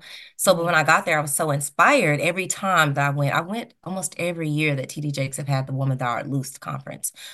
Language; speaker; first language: English; native; English